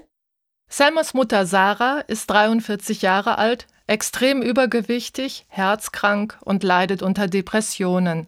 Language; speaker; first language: German; native; German